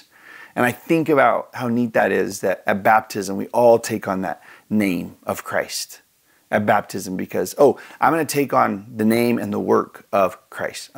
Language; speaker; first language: English; native; English